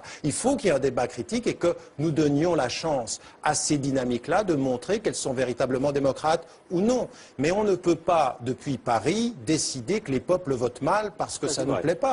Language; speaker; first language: French; early bilingual, heritage; French